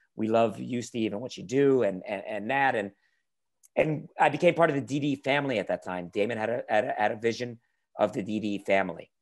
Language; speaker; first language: English; native; English